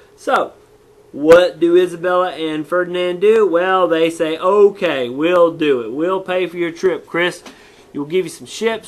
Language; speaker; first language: English; native; English